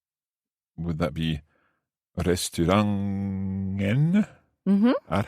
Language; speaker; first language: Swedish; non-native, learner; English